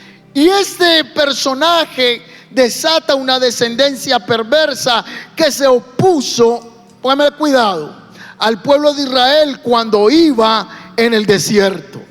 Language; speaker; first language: Spanish; native; Spanish